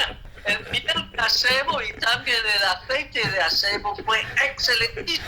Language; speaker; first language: Spanish; non-native, fluent; English